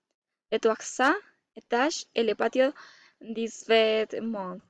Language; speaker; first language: French; non-native, learner; Spanish